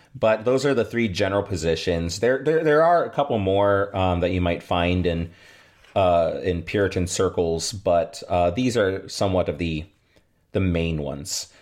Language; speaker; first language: English; native; English